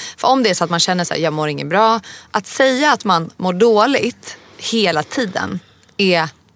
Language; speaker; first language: Swedish; native; Swedish